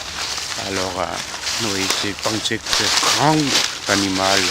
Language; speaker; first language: French; non-native, fluent; Korean